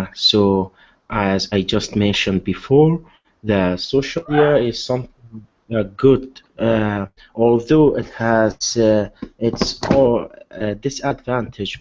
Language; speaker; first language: English; non-native, learner; Arabic